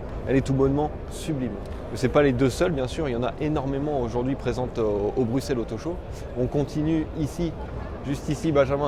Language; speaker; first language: French; native; French